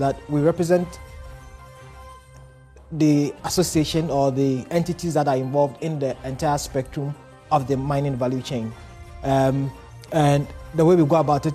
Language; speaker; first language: English; non-native, local second language; Akan